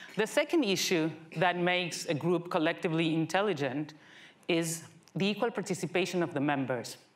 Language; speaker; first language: English; non-native, fluent; Spanish